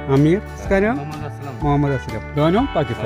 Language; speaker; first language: Hindi; non-native, local second language; Malayalam